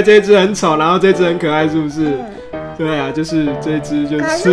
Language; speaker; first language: Chinese; native; Chinese